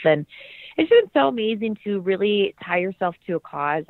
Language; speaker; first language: English; native; English